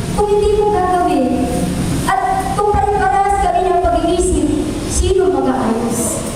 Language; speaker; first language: Filipino; native; Filipino